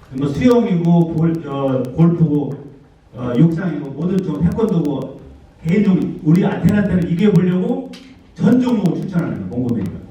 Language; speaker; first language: Korean; native; Korean